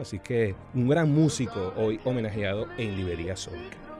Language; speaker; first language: Spanish; native; Spanish